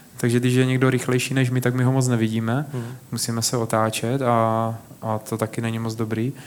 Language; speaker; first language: Czech; native; Czech